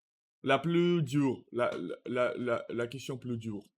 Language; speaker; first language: French; non-native, learner; Russian